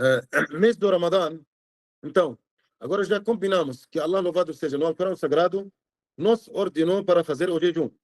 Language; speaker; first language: Portuguese; non-native, fluent; Arabic